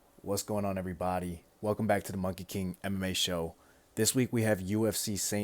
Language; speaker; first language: English; native; English